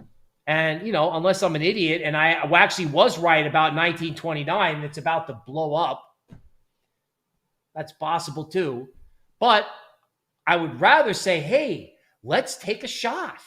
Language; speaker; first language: English; native; English